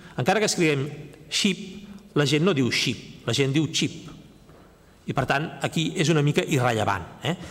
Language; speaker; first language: Catalan; native; Catalan